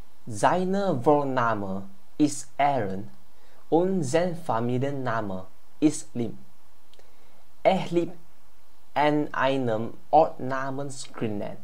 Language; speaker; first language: German; non-native, learner; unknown